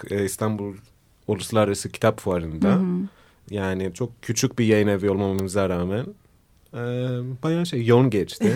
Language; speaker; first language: Turkish; non-native, fluent; Greek